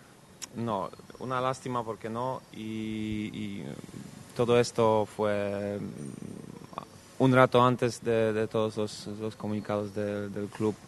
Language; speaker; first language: Spanish; non-native, fluent; Polish